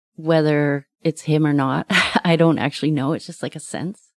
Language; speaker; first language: English; native; English